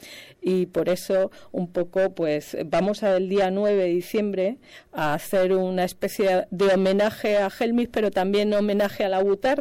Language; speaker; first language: Spanish; native; Spanish